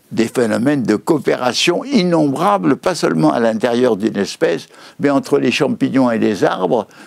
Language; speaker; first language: French; native; French